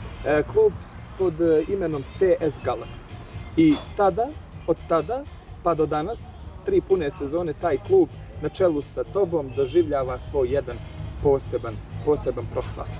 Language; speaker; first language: Serbian; native; Serbian